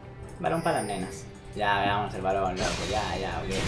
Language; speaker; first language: Spanish; native; Spanish